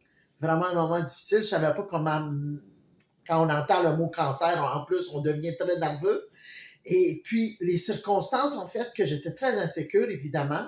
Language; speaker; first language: French; native; French